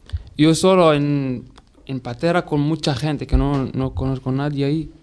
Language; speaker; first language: Spanish; non-native, learner; Arabic